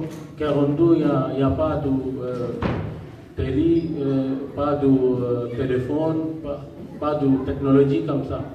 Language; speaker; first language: French; non-native, learner; Rohingya